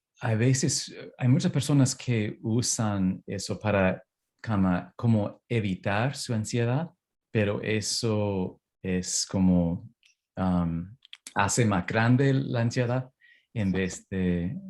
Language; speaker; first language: Spanish; non-native, fluent; English